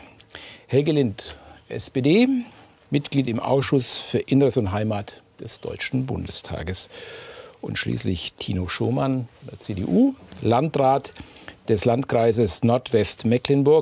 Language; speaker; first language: German; native; German